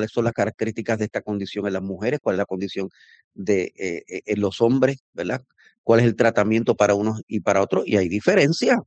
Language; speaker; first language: Spanish; native; Spanish